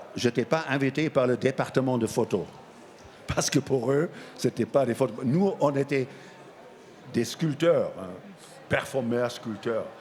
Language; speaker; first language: French; non-native, fluent; German